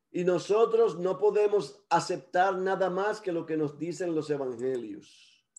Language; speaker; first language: Spanish; early bilingual, heritage; Spanish